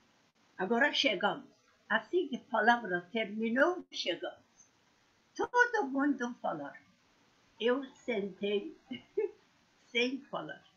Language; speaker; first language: Portuguese; non-native, learner; Persian